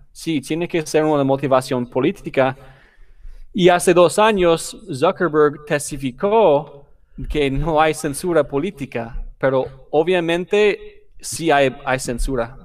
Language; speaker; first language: Spanish; non-native, fluent; English